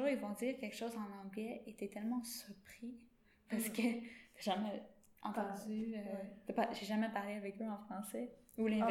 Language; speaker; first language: French; non-native, local second language; English